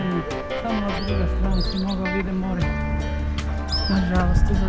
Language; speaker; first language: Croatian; non-native, learner; Portuguese